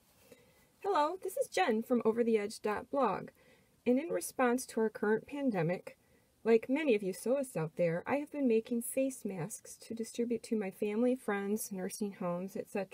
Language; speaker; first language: English; native; English